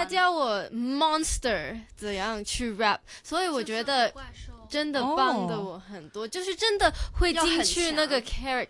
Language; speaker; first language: Chinese; non-native, learner; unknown